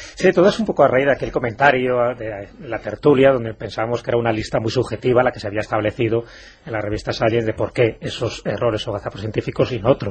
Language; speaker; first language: Spanish; native; Spanish